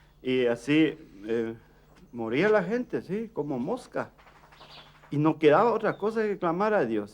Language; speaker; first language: Spanish; early bilingual, heritage; Plautdietsch